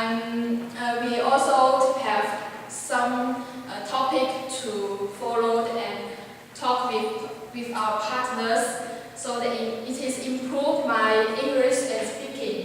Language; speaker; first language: English; non-native, learner; Chinese